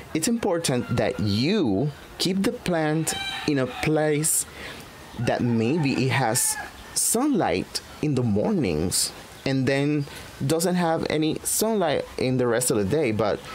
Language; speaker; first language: English; non-native, fluent; Spanish